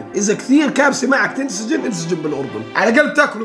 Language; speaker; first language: Arabic; native; Arabic